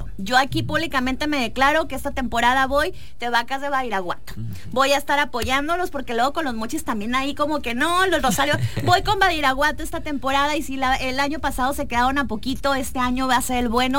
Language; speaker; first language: Spanish; native; Spanish